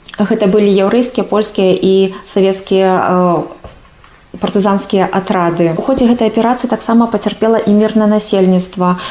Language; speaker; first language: Belarusian; native; Belarusian